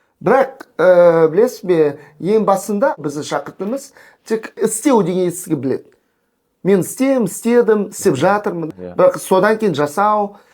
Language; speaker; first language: Kazakh; non-native, local second language; Russian